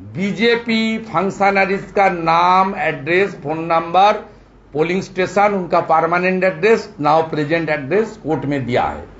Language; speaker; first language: Hindi; non-native, local second language; Bangla